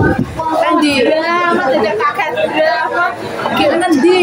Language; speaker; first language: Indonesian; non-native, local second language; Javanese